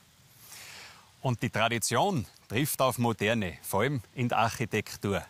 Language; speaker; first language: German; native; German